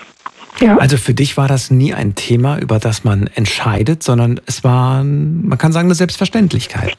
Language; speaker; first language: German; native; German